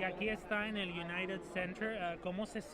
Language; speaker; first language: Spanish; native; Spanish